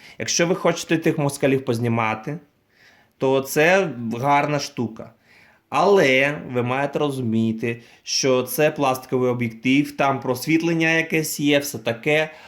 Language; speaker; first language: Ukrainian; non-native, local second language; Russian